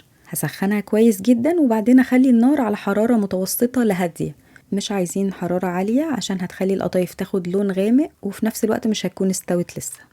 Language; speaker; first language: Arabic; native; Arabic